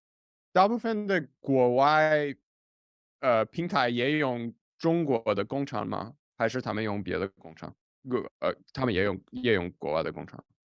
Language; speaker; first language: Chinese; non-native, fluent; English